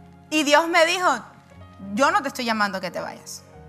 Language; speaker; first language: Spanish; early bilingual, heritage; Spanish